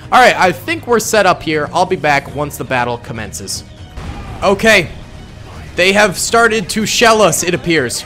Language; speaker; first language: English; native; English